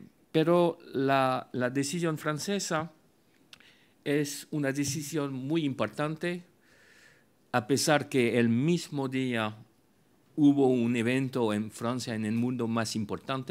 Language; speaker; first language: Spanish; non-native, fluent; French